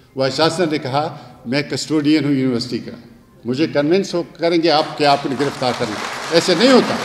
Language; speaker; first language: Urdu; non-native, local second language; Pashto